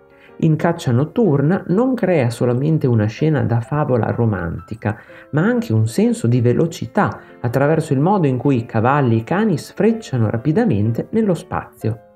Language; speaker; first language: Italian; native; Italian